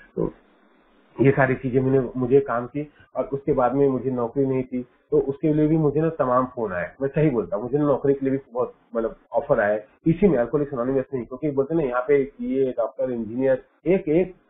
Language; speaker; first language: Hindi; native; Hindi